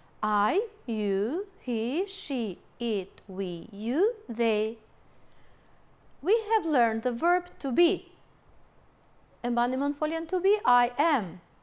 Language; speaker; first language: English; non-native, fluent; Albanian